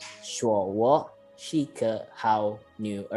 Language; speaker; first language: Chinese; non-native, learner; Indonesian